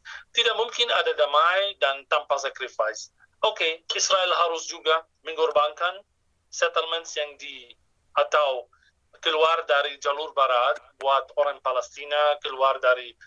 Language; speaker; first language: Indonesian; non-native, fluent; Arabic